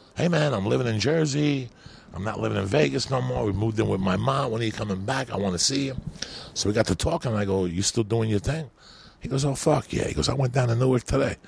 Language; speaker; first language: English; early bilingual, other home language; Spanish